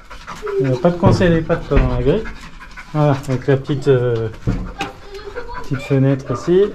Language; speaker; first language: French; native; French